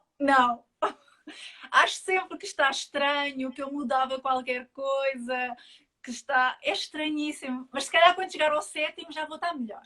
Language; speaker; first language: Portuguese; native; Portuguese